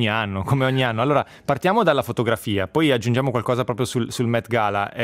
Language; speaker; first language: Italian; native; Italian